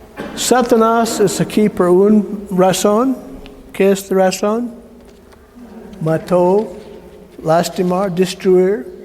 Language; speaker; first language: Spanish; non-native, learner; English